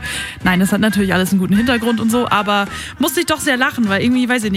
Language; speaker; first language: German; native; German